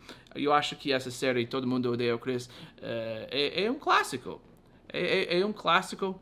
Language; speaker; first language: Portuguese; non-native, fluent; English